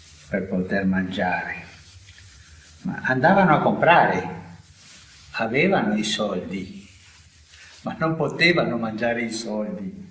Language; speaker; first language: Italian; non-native, fluent; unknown